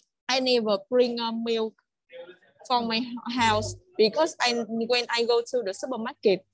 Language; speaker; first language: English; non-native, learner; Vietnamese